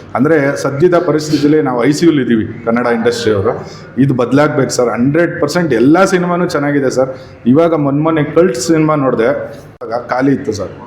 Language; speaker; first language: Kannada; native; Kannada